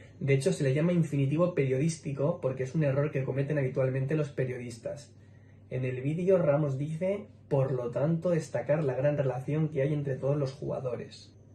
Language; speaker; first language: Spanish; native; Spanish